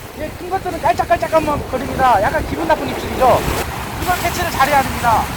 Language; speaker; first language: Korean; native; Korean